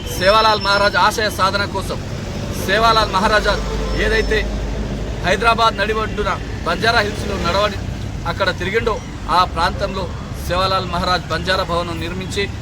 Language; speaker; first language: Telugu; non-native, local second language; Lambadi